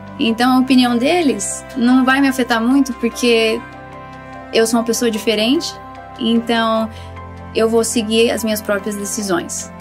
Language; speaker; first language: Portuguese; early bilingual, heritage; Portuguese